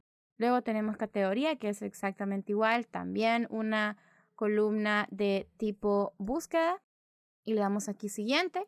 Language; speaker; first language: Spanish; native; Spanish